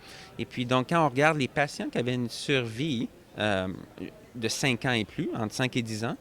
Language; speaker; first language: French; native; French